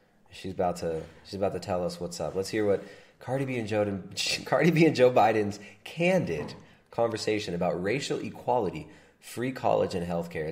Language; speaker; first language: English; native; English